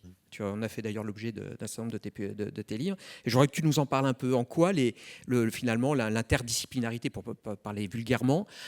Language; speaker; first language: French; native; French